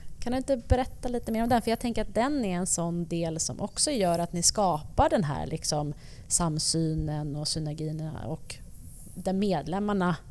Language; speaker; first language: Swedish; native; Swedish